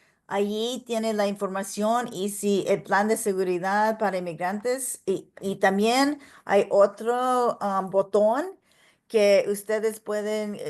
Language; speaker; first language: Spanish; non-native, local second language; English